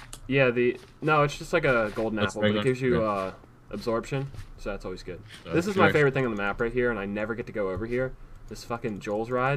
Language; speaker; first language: English; native; English